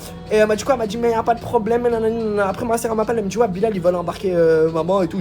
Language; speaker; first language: French; native; French